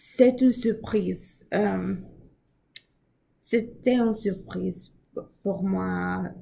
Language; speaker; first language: French; non-native, learner; English